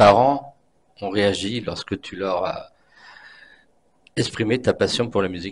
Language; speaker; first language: French; native; French